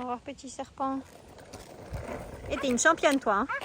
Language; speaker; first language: French; native; French